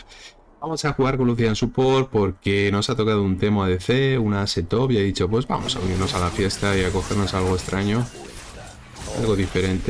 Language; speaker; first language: Spanish; native; Spanish